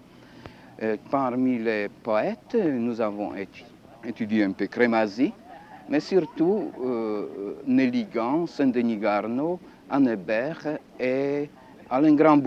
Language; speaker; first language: French; non-native, fluent; Polish